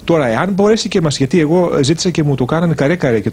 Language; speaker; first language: Greek; native; Greek